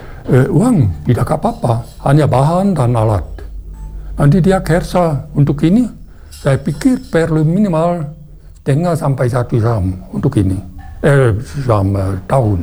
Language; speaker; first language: Indonesian; non-native, fluent; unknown